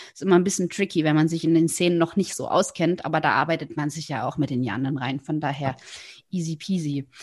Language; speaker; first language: German; native; German